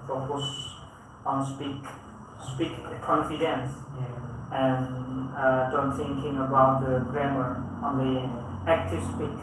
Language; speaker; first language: English; non-native, learner; Indonesian